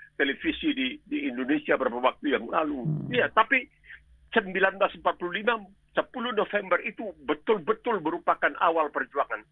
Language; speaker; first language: Indonesian; native; Indonesian